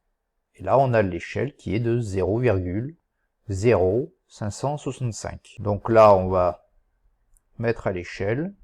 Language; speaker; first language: French; native; French